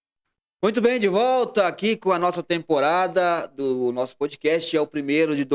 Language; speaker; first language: Portuguese; native; Portuguese